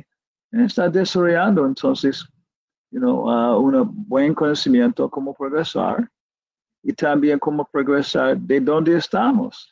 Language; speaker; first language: Spanish; non-native, learner; English